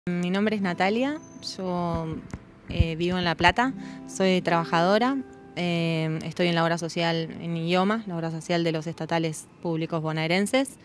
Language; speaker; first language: Spanish; native; Spanish